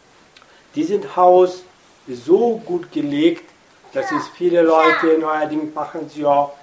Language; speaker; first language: German; non-native, fluent; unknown